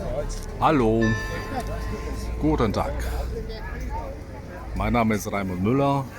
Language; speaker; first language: German; non-native, fluent; Polish